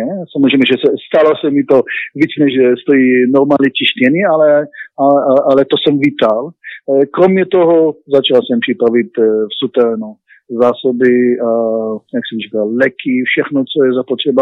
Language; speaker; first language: Czech; non-native, learner; Hebrew